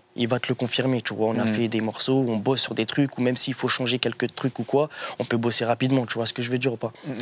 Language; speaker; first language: French; native; French